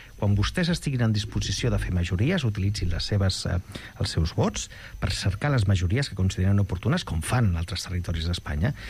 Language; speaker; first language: Catalan; non-native, local second language; Spanish